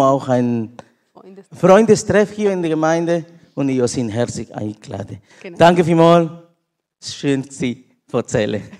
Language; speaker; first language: German; non-native, learner; Spanish